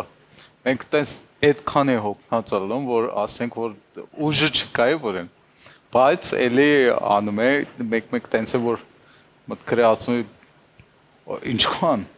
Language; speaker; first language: Armenian; non-native, learner; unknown